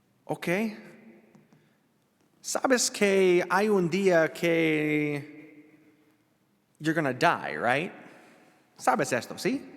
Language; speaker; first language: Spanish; non-native, learner; English